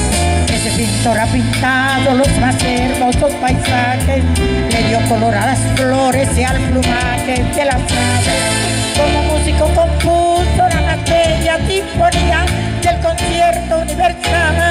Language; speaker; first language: Spanish; native; Spanish